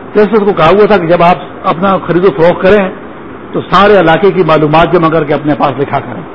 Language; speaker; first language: Urdu; non-native, local second language; Pashto